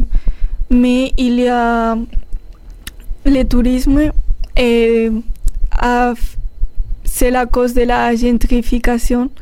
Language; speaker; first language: French; non-native, learner; Spanish